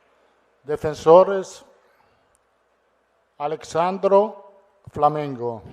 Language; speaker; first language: Spanish; non-native, fluent; Italian